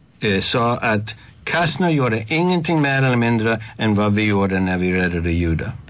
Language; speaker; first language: Swedish; non-native, fluent; English